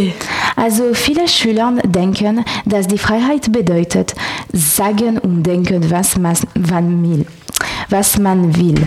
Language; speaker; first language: German; non-native, learner; French